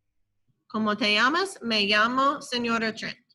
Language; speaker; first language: Spanish; non-native, fluent; English